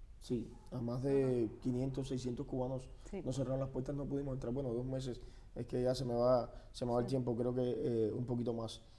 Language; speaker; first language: Spanish; native; Spanish